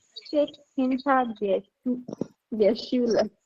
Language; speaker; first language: German; non-native, learner; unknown